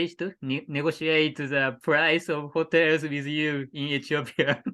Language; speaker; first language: English; non-native, learner; Japanese